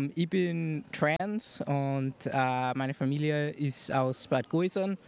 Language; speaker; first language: German; early bilingual, heritage; German